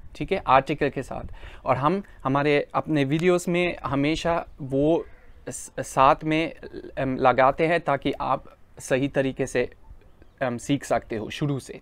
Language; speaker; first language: Hindi; non-native, fluent; German